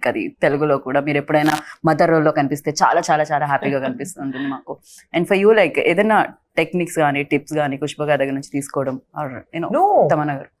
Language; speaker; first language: Telugu; native; Telugu